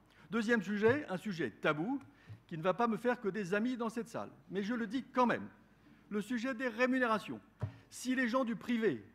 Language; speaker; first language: French; native; French